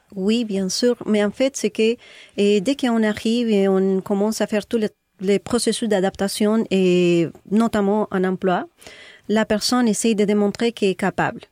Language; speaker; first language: French; non-native, fluent; Spanish